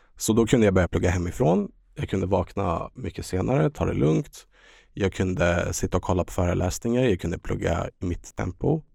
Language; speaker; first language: Swedish; early bilingual, other home language; Estonian